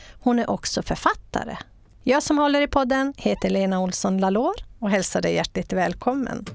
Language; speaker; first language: Swedish; native; Swedish